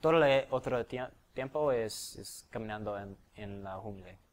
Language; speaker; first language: Spanish; non-native, learner; English